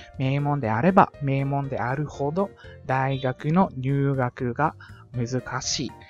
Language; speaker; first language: Japanese; non-native, fluent; Filipino